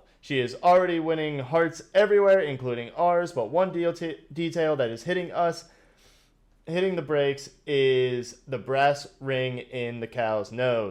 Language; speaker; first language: English; native; English